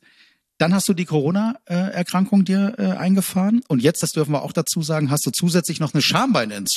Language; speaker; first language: German; native; German